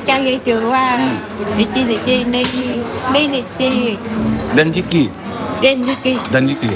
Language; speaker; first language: Japanese; non-native, learner; Vietnamese